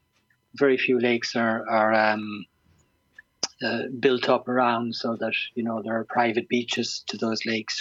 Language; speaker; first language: English; native; English